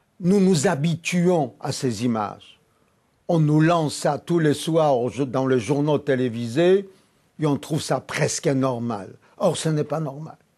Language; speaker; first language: French; non-native, fluent; Polish